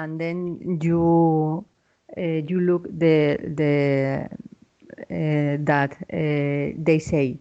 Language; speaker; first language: English; non-native, learner; Spanish